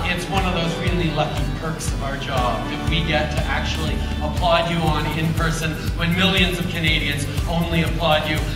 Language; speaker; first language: English; early bilingual, other home language; French